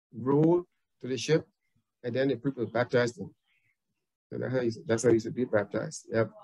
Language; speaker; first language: English; native; English